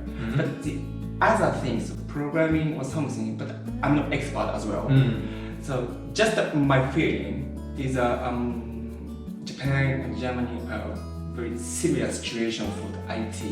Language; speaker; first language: English; non-native, learner; Japanese